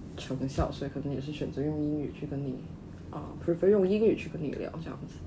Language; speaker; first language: Chinese; non-native, local second language; Min Nan Chinese